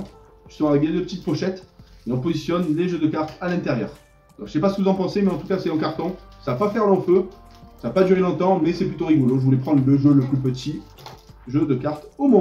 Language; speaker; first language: French; native; French